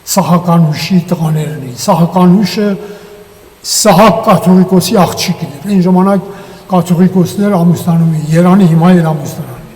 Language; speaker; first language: Armenian; native; Armenian